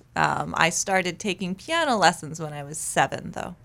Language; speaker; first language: English; native; English